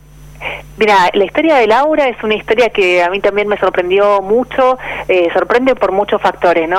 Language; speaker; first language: Spanish; native; Spanish